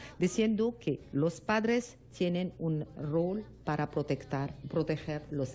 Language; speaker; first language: Spanish; non-native, learner; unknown